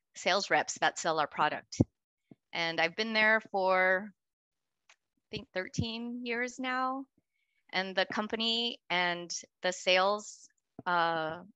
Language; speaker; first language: English; native; English